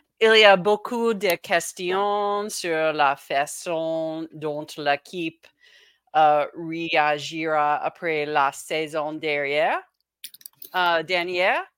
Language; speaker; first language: French; non-native, learner; English